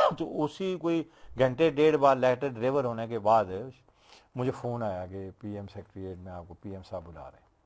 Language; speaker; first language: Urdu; non-native, local second language; Punjabi